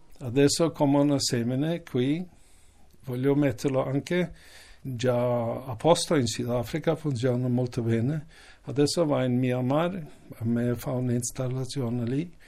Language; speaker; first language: Italian; non-native, learner; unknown